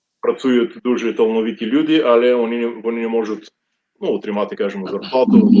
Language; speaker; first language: Ukrainian; non-native, fluent; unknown